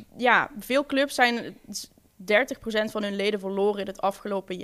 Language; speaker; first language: Dutch; native; Dutch